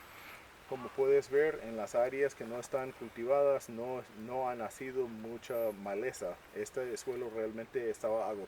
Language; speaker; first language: Spanish; native; Spanish